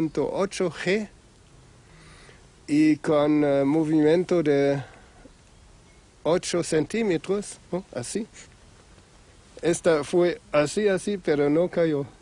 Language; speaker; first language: Spanish; non-native, fluent; German